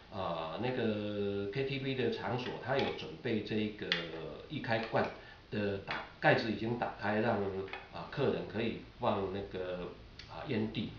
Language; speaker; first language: Chinese; native; Chinese